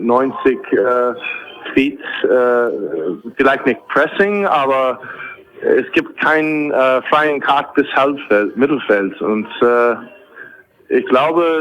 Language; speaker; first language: German; non-native, fluent; English